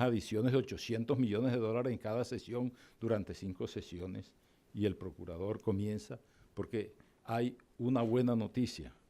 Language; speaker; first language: Spanish; native; Spanish